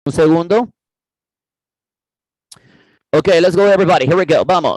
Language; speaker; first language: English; non-native, fluent; Spanish